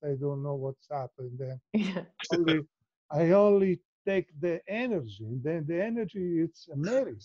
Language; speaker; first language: English; non-native, learner; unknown